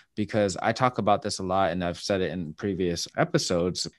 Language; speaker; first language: English; native; English